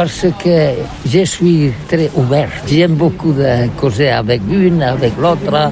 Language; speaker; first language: French; non-native, learner; Catalan